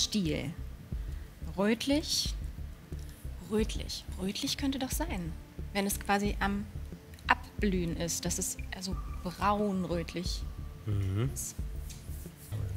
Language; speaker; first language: German; native; German